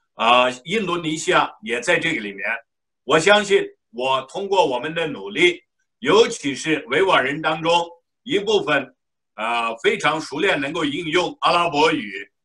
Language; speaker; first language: Chinese; non-native, local second language; Uyghur